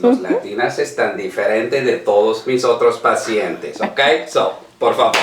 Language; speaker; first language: Spanish; non-native, learner; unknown